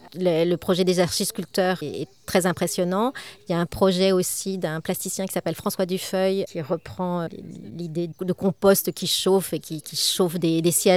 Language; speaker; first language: French; native; French